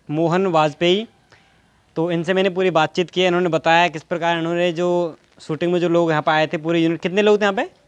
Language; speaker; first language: Hindi; native; Hindi